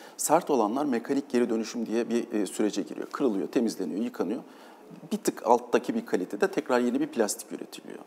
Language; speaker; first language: Turkish; native; Turkish